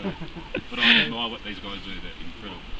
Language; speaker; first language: English; native; English